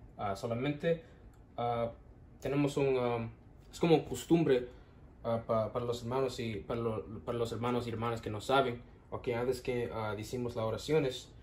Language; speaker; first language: Spanish; non-native, learner; English